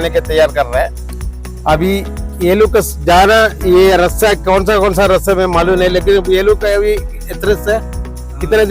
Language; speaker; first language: Hindi; non-native, local second language; Malayalam